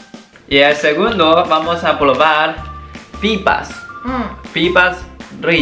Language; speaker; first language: Spanish; non-native, learner; Chinese